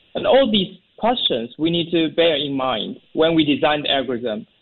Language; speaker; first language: English; non-native, fluent; Chinese